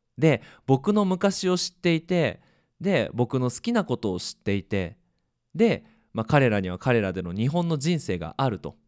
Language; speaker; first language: Japanese; native; Japanese